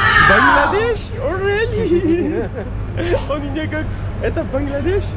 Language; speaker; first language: Russian; non-native, learner; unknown